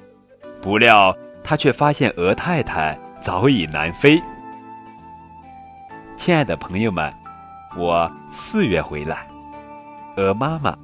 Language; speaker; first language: Chinese; native; Chinese